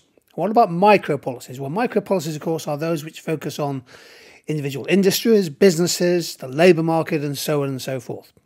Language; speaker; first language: English; native; English